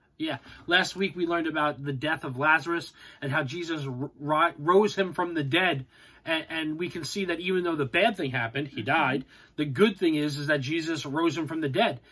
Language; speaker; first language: English; native; English